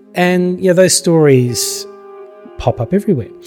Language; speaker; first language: English; native; English